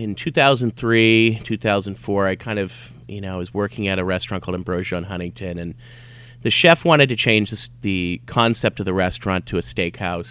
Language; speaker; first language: English; native; English